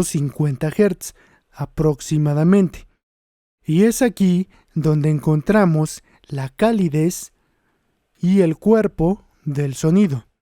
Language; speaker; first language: Spanish; native; Spanish